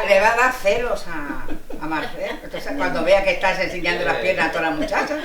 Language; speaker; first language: Spanish; native; Spanish